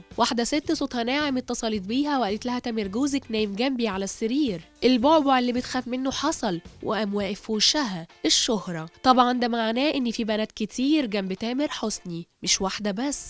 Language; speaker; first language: Arabic; native; Arabic